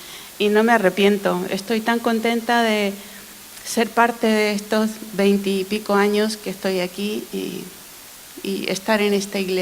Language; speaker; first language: Spanish; non-native, fluent; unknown